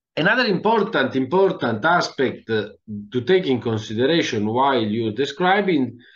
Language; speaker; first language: English; non-native, fluent; Italian